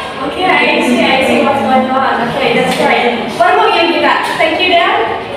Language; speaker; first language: English; non-native, fluent; Indonesian